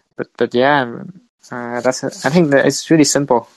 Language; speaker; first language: English; non-native, fluent; Vietnamese